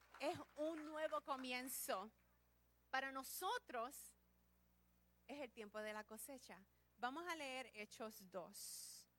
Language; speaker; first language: Spanish; early bilingual, heritage; Spanish